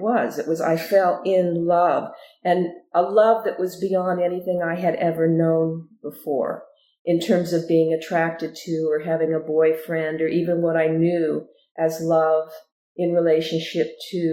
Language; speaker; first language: English; native; English